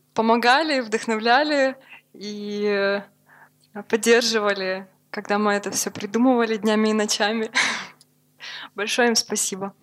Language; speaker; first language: Russian; native; Russian